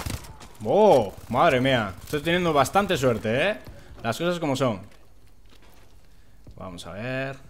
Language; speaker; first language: Spanish; native; Spanish